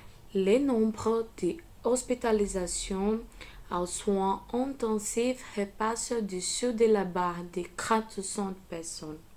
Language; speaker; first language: French; non-native, learner; Portuguese